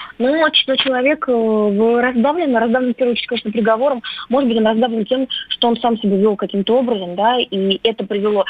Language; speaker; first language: Russian; native; Russian